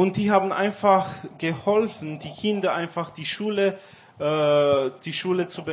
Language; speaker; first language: German; non-native, learner; Romanian